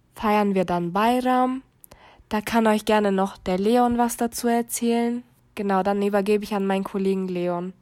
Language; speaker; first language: German; native; German